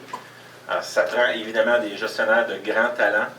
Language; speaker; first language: French; native; French